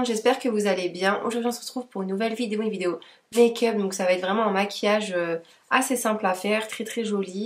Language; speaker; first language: French; native; French